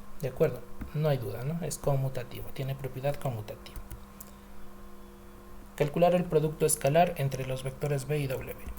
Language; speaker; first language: Spanish; native; Spanish